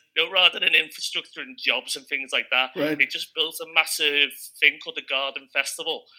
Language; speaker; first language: English; native; English